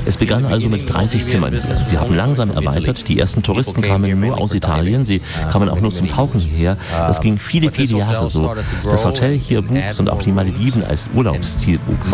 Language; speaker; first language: German; native; German